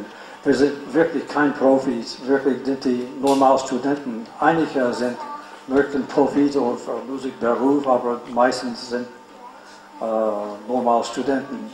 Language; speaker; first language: German; non-native, learner; English